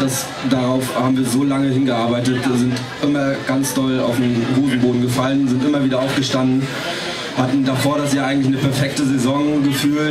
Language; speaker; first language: German; native; German